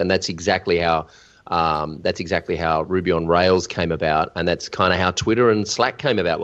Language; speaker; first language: English; native; English